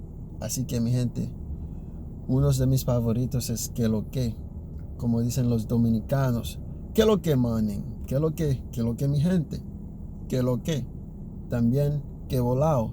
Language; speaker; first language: Spanish; early bilingual, other home language; Haitian Creole